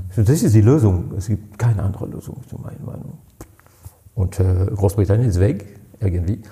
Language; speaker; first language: German; non-native, fluent; French